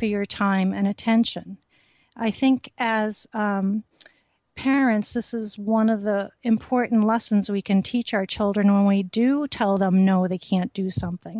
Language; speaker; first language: English; native; English